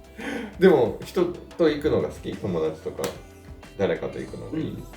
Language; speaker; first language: Japanese; native; Japanese